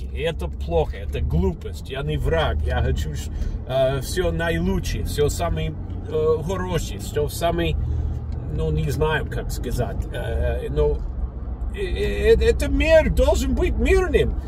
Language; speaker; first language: Russian; non-native, learner; English